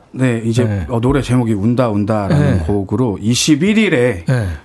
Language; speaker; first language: Korean; native; Korean